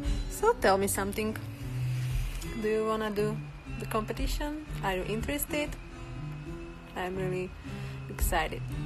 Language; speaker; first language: English; non-native, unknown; Slovak